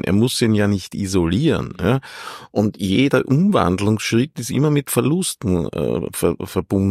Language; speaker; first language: German; native; German